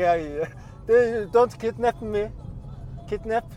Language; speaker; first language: English; non-native, learner; Mongolian